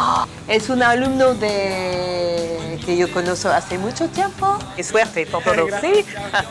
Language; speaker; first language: Spanish; non-native, learner; French